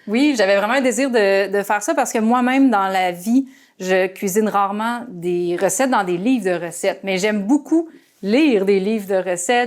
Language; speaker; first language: French; native; French